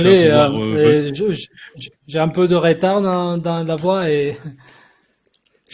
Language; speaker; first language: French; non-native, fluent; Spanish